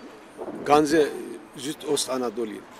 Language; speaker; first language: German; non-native, fluent; Kurdish